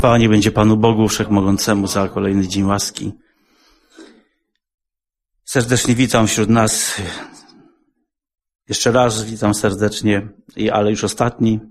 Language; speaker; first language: Polish; native; Polish